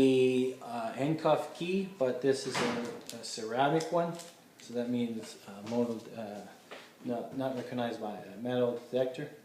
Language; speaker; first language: English; non-native, fluent; French